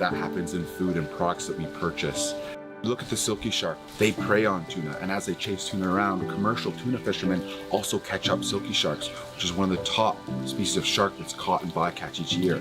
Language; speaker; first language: English; native; English